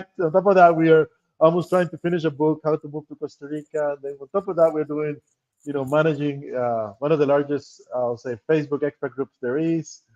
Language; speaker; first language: English; non-native, fluent; Spanish